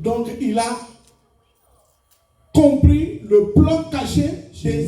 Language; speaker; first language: French; non-native, local second language; Lingala